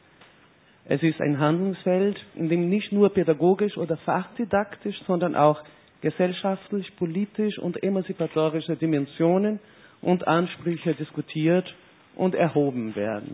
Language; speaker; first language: German; non-native, fluent; Portuguese